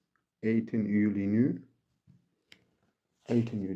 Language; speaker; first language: Dutch; non-native, learner; Turkish